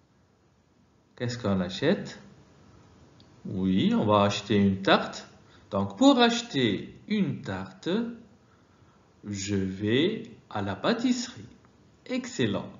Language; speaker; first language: French; non-native, fluent; Arabic